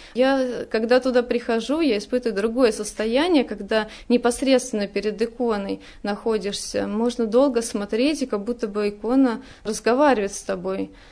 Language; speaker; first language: Russian; native; Russian